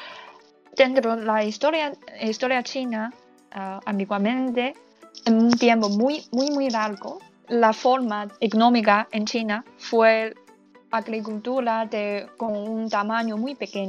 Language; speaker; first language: Spanish; non-native, learner; Chinese